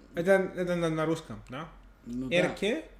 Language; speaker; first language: Russian; non-native, fluent; English